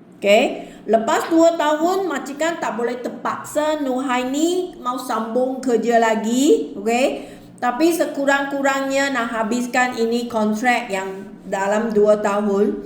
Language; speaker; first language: Malay; native; Malay